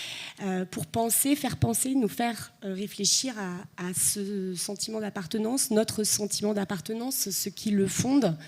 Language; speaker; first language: French; native; French